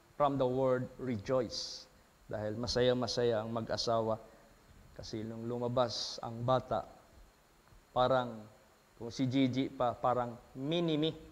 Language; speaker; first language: Filipino; native; Filipino